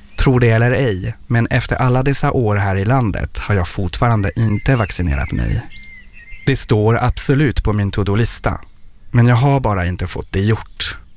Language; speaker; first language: Swedish; non-native, fluent; French